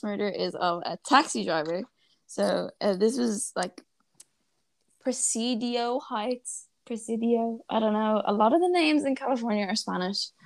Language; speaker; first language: English; native; English